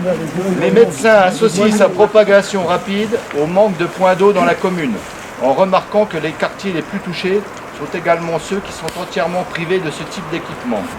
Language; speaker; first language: French; native; French